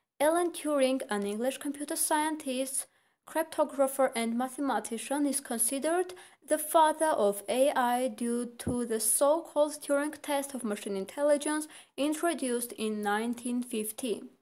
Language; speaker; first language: English; non-native, fluent; Armenian